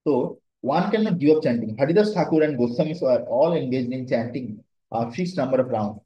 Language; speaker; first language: English; non-native, local second language; Bangla